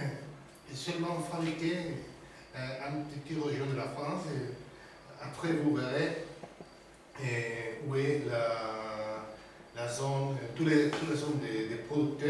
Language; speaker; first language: French; non-native, learner; Spanish